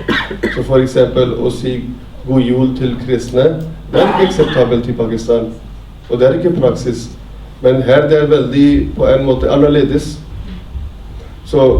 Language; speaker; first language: Norwegian; non-native, fluent; Urdu